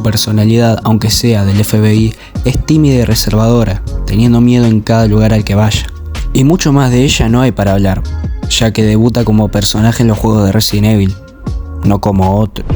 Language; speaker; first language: Spanish; native; Spanish